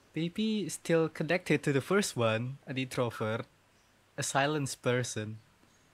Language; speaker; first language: English; non-native, learner; Indonesian